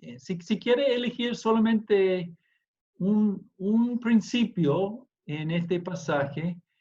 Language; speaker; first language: Spanish; non-native, fluent; English